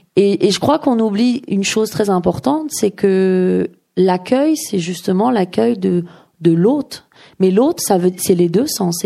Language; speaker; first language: French; early bilingual, other home language; Persian